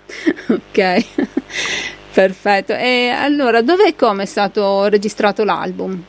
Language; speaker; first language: Italian; native; Italian